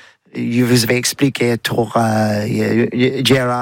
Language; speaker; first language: French; non-native, learner; English